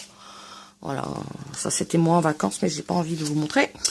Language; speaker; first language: French; native; French